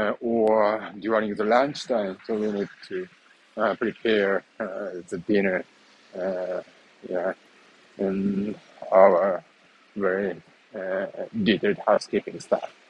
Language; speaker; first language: English; non-native, learner; Japanese